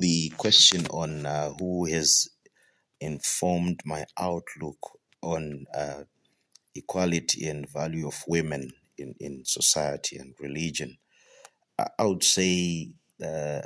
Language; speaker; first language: English; non-native, local second language; Shona